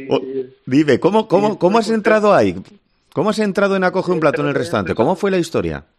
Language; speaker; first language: Spanish; native; Spanish